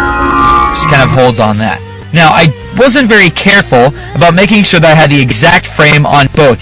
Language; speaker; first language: English; native; English